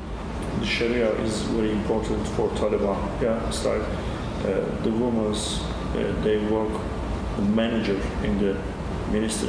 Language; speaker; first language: English; non-native, learner; Turkish